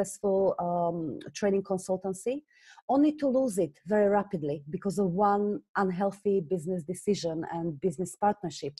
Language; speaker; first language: English; non-native, fluent; Slovak